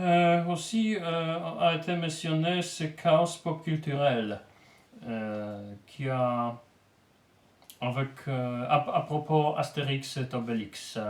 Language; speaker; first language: French; non-native, learner; Polish